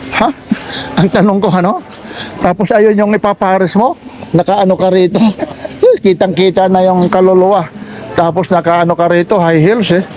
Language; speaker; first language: Filipino; non-native, local second language; Cebuano